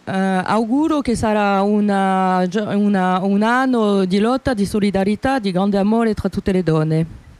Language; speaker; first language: Italian; non-native, fluent; French